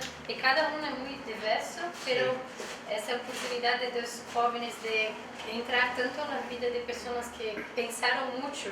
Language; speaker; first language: Spanish; non-native, learner; Portuguese